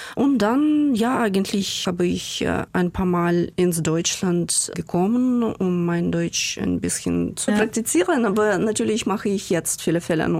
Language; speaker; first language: German; non-native, fluent; Ukrainian